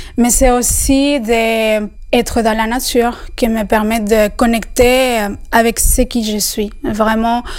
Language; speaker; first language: French; non-native, fluent; Spanish